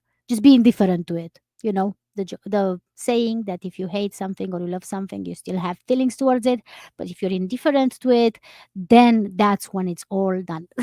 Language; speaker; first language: English; non-native, fluent; Romanian